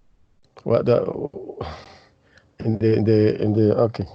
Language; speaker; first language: English; non-native, learner; Spanish